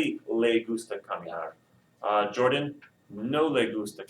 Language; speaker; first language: Spanish; non-native, fluent; English